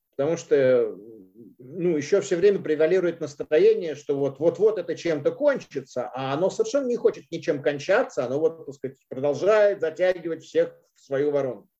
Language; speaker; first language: Russian; native; Russian